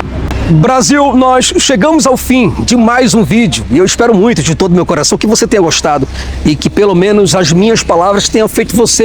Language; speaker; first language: Portuguese; native; Portuguese